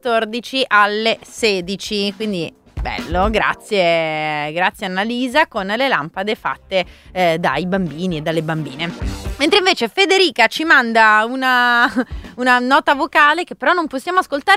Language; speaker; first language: Italian; native; Italian